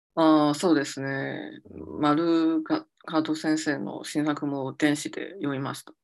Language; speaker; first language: Japanese; non-native, fluent; Chinese